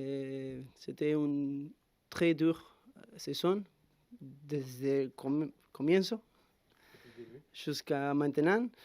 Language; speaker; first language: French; non-native, fluent; Spanish